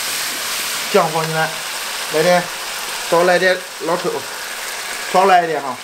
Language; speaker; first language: Chinese; native; Chinese